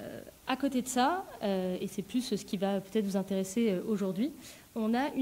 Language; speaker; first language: French; native; French